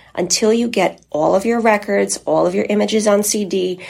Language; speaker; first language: English; early bilingual, other home language; Polish